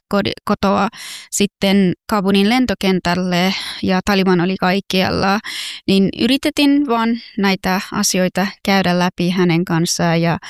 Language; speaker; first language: Finnish; early bilingual, other home language; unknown